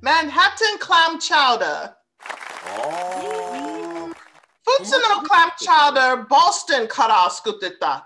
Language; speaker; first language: Japanese; non-native, learner; English